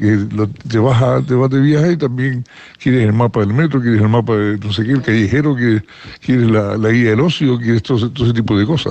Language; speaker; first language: Spanish; native; Spanish